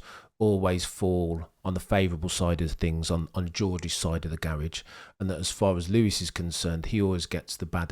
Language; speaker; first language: English; native; English